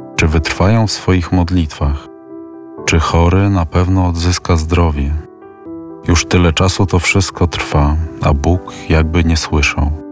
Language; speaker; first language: Polish; native; Polish